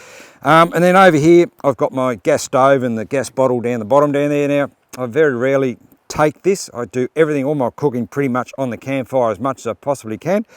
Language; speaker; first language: English; native; English